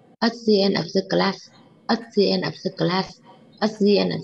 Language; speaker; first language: English; non-native, learner; Vietnamese